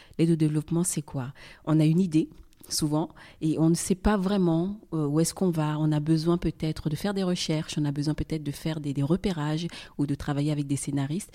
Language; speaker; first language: French; early bilingual, other home language; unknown